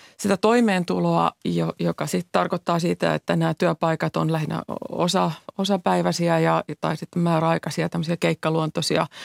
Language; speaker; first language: Finnish; native; Finnish